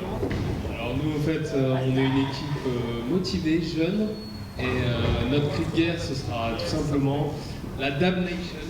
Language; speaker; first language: French; native; French